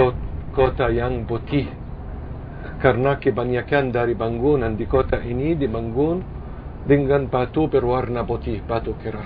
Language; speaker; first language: Indonesian; non-native, fluent; Arabic